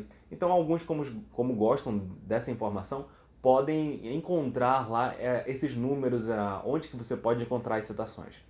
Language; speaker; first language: Portuguese; native; Portuguese